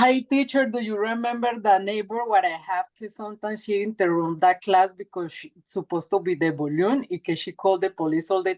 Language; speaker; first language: English; non-native, learner; Spanish